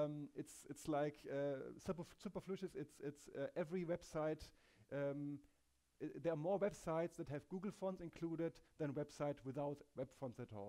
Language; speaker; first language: English; non-native, fluent; German